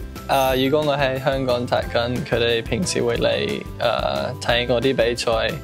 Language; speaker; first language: Cantonese; early bilingual, heritage; English